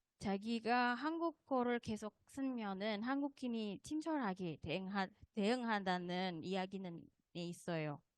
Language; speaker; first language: Korean; non-native, fluent; Indonesian